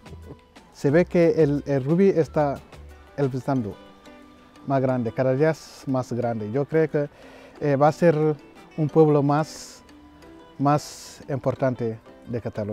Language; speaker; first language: Spanish; non-native, learner; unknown